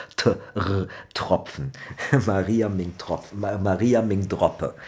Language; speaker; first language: English; non-native, fluent; German